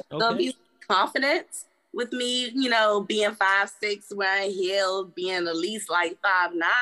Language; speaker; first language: English; native; English